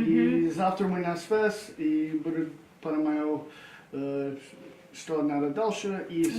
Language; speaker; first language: Russian; non-native, learner; English